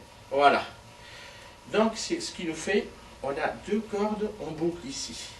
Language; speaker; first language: French; native; French